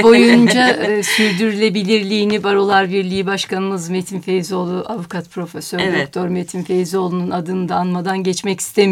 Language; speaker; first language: Turkish; native; Turkish